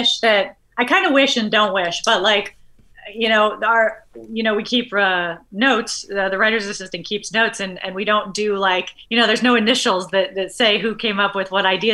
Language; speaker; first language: English; native; English